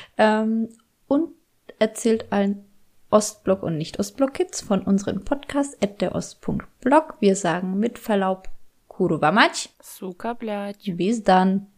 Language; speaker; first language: German; early bilingual, other home language; Polish